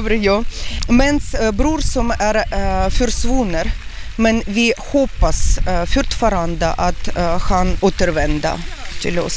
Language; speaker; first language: Swedish; non-native, learner; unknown